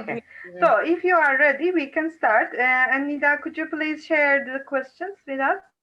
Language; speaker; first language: English; non-native, fluent; Turkish